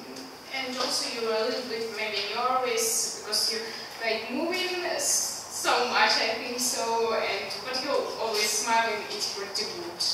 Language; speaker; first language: English; non-native, learner; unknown